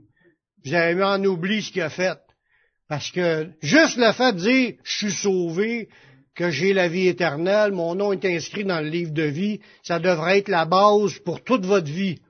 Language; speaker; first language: French; native; French